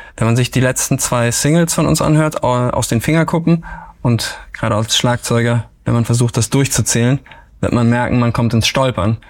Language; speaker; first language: German; native; German